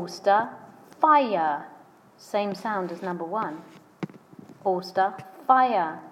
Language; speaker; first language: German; non-native, fluent; English